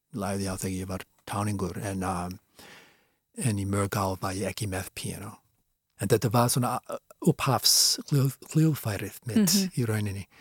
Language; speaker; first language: Icelandic; non-native, fluent; English